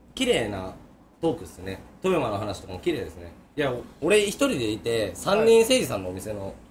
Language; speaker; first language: Japanese; native; Japanese